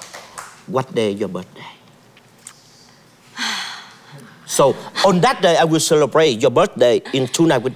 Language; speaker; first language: English; non-native, learner; Vietnamese